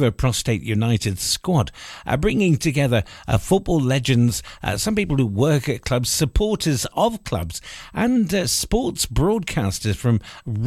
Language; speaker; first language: English; native; English